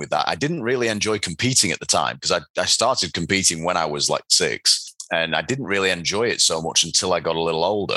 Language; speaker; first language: English; native; English